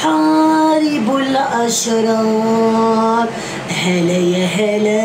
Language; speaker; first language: Arabic; native; Arabic